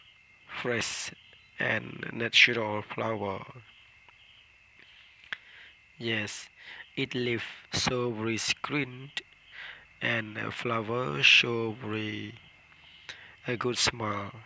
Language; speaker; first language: English; non-native, learner; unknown